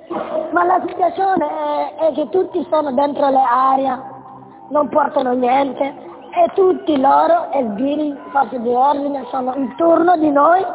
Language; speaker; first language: Italian; non-native, learner; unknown